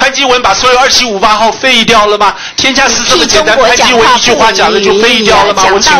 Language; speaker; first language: Chinese; native; Chinese